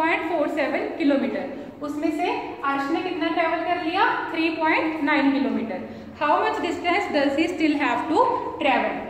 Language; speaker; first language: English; non-native, local second language; Hindi